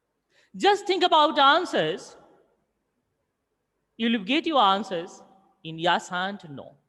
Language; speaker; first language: English; non-native, local second language; Hindi